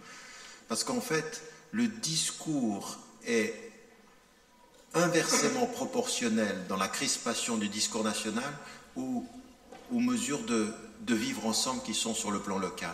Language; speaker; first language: French; native; French